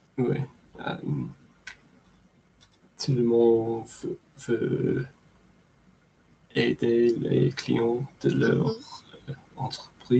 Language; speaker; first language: French; non-native, learner; English